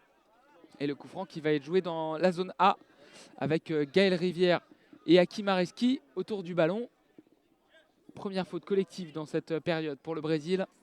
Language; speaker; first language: French; native; French